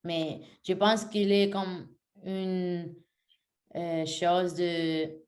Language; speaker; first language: French; non-native, learner; Spanish